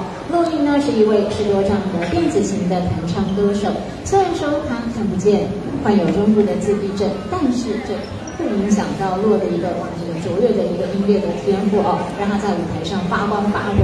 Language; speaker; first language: Chinese; native; Chinese